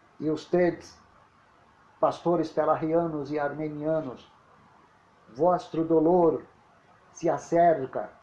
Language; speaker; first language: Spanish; non-native, learner; Portuguese